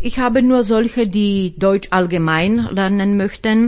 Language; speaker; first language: German; non-native, fluent; Slovak